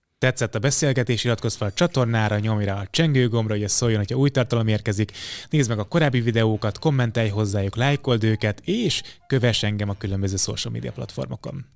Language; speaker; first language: Hungarian; native; Hungarian